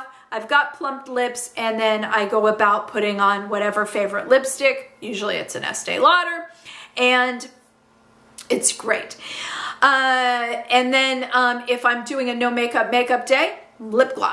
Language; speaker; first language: English; native; English